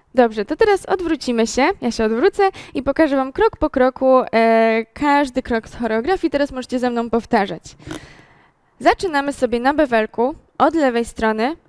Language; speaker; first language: Polish; native; Polish